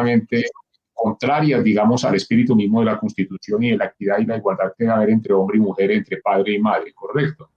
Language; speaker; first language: Spanish; native; Spanish